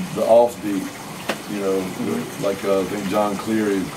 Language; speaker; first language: English; native; English